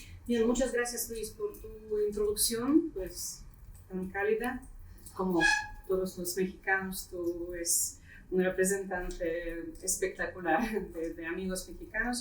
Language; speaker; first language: Spanish; non-native, fluent; Ukrainian